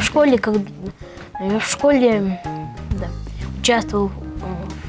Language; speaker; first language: Russian; non-native, local second language; Ingush